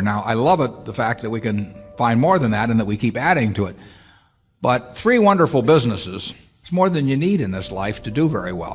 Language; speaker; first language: English; native; English